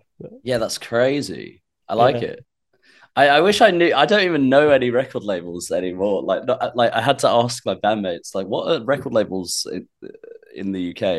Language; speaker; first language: English; native; English